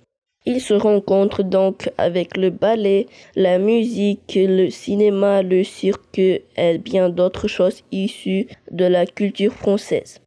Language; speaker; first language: French; non-native, learner; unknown